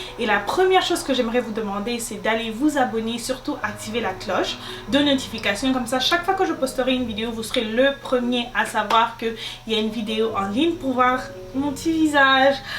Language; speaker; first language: French; non-native, local second language; Lingala